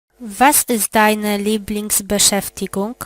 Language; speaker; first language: German; non-native, learner; Polish